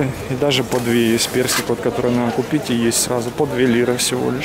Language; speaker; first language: Russian; native; Russian